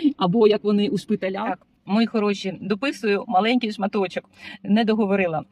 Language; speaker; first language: Ukrainian; non-native, local second language; Russian